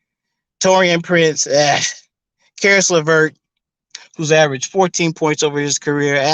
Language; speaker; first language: English; native; English